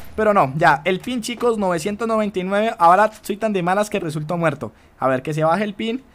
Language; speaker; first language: Spanish; native; Spanish